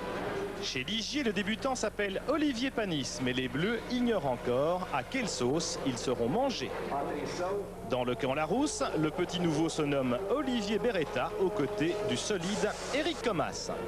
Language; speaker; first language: French; native; French